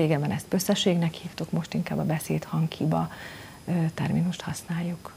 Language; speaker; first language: Hungarian; native; Hungarian